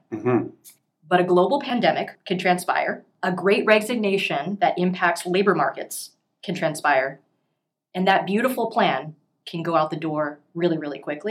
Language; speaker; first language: English; native; English